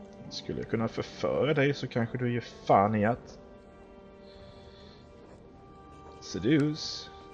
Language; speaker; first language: Swedish; native; Swedish